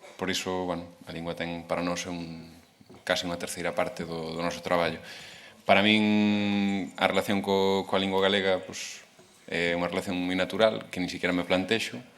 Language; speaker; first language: Galician; native; Galician